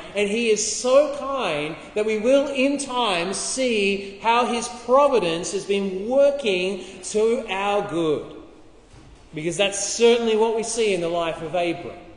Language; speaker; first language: English; native; English